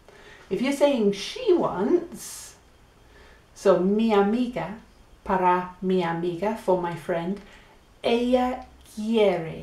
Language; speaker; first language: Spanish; non-native, fluent; English